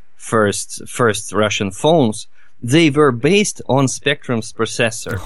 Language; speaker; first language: English; non-native, fluent; Russian